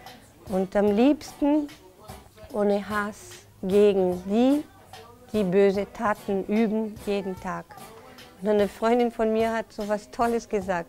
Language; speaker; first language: German; non-native, fluent; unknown